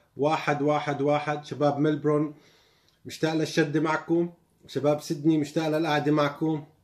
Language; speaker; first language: Arabic; native; Arabic